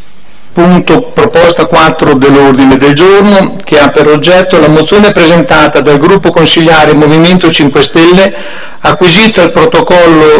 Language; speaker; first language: Italian; native; Italian